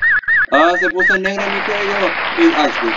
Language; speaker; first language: Spanish; native; Spanish